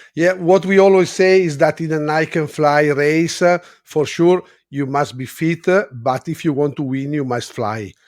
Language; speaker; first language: English; non-native, fluent; Italian